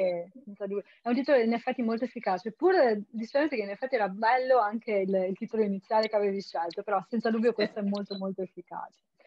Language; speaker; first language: Italian; native; Italian